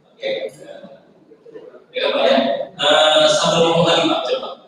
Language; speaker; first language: Indonesian; native; Indonesian